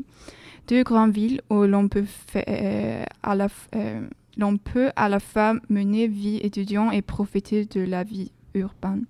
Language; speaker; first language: French; non-native, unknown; Swedish